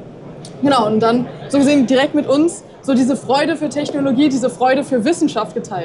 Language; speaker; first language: German; native; German